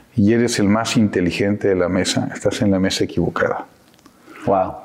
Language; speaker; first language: Spanish; native; Spanish